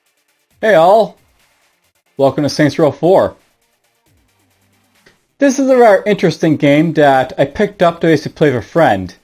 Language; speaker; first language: English; native; English